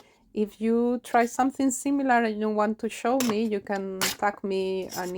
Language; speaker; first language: English; non-native, fluent; Spanish